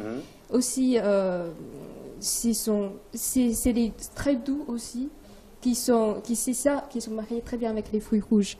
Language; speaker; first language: French; non-native, learner; Chinese